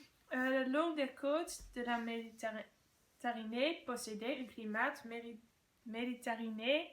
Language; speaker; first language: French; non-native, learner; Dutch